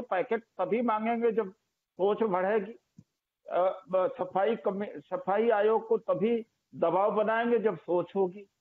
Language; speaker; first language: Hindi; native; Hindi